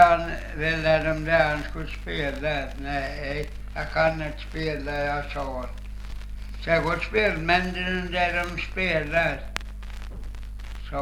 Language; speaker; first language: Swedish; native; Swedish